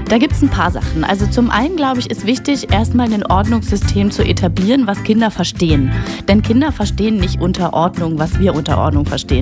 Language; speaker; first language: German; native; German